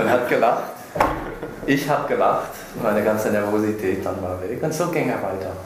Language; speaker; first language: German; non-native, fluent; English